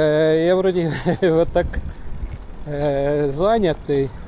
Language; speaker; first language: Russian; non-native, local second language; Estonian